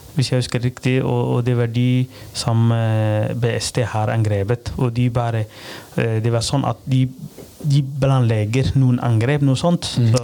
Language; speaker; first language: Norwegian; non-native, fluent; Somali